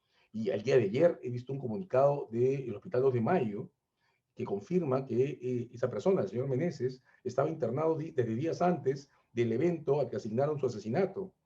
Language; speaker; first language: Spanish; native; Spanish